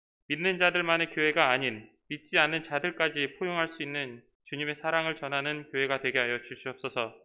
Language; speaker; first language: Korean; native; Korean